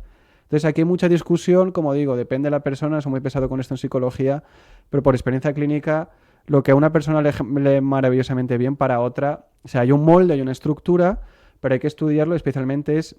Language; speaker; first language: Spanish; non-native, local second language; Catalan